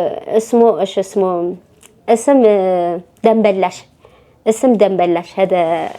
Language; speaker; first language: Arabic; non-native, learner; Amharic